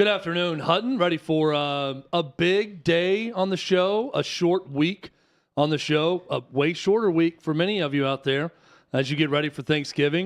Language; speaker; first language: English; native; English